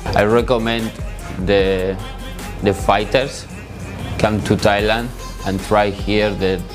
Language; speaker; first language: English; non-native, learner; Spanish